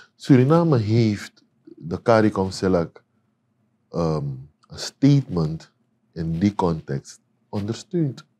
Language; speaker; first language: Dutch; native; Dutch